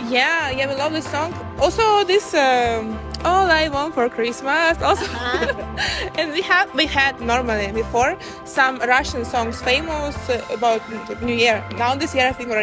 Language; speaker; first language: English; non-native, learner; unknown